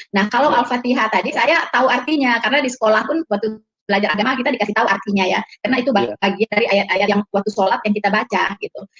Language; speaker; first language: Indonesian; native; Indonesian